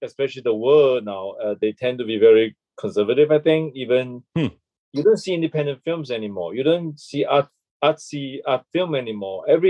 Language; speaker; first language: English; non-native, local second language; Chinese